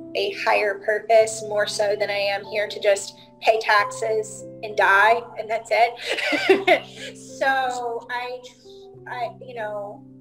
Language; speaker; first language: English; native; English